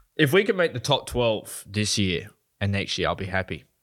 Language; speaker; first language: English; native; English